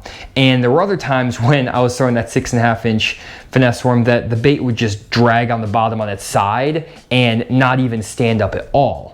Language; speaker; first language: English; native; English